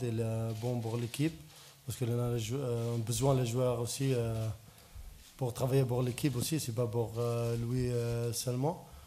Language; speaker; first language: French; non-native, learner; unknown